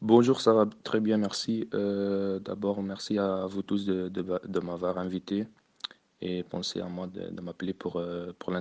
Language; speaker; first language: French; early bilingual, other home language; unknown